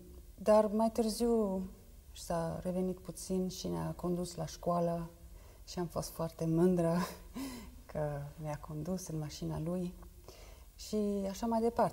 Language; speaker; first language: Romanian; non-native, fluent; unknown